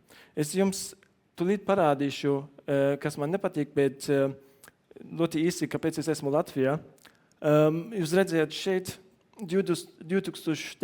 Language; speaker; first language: Latvian; non-native, learner; German